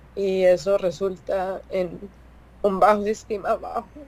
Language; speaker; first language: Spanish; early bilingual, heritage; Spanish